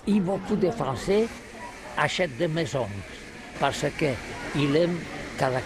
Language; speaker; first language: French; non-native, learner; Catalan